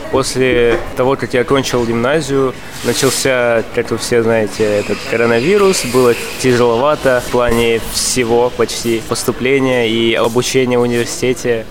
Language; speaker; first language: Russian; early bilingual, other home language; Uzbek